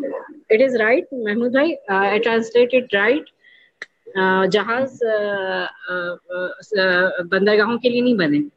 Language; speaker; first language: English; non-native, learner; Urdu